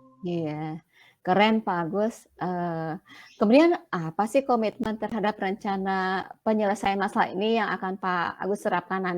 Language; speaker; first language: Indonesian; non-native, local second language; Sundanese